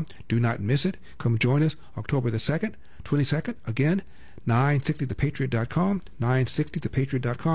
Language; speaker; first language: English; native; English